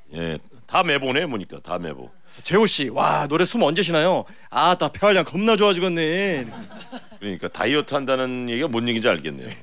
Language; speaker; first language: Korean; native; Korean